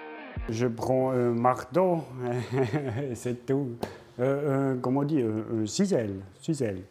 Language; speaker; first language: French; non-native, local second language; German